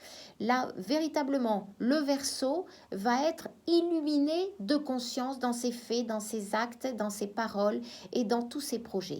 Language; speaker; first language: French; native; French